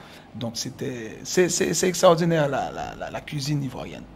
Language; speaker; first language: French; non-native, local second language; Haitian Creole